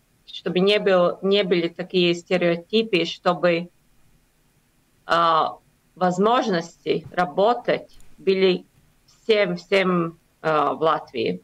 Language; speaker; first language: Russian; non-native, local second language; Latvian